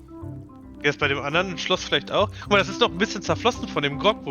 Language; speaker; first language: German; native; German